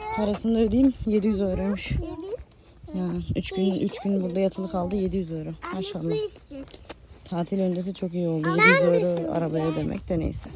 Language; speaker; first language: Turkish; early bilingual, heritage; Turkish